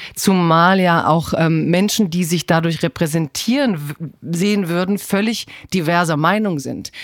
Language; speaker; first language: German; native; German